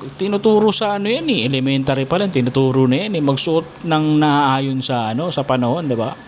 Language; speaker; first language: Filipino; native; Filipino